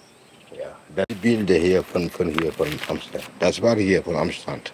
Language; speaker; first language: German; non-native, learner; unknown